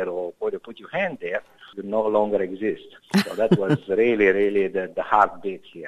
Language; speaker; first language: English; non-native, fluent; Romanian